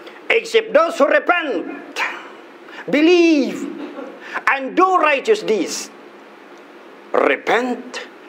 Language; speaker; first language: English; non-native, local second language; Filipino